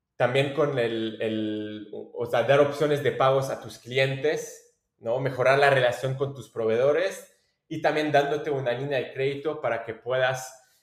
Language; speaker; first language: Spanish; non-native, fluent; French